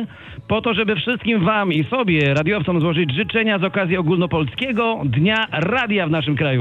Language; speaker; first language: Polish; native; Polish